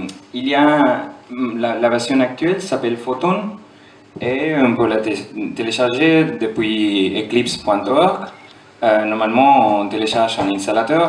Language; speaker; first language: French; non-native, fluent; German